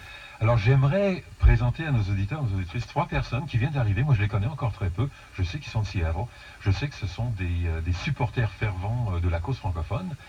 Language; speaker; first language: French; native; French